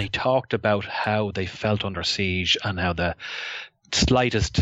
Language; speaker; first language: English; native; English